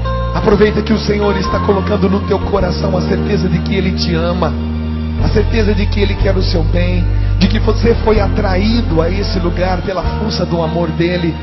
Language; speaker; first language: Portuguese; native; Portuguese